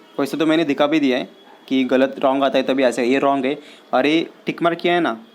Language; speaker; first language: Hindi; non-native, local second language; Marathi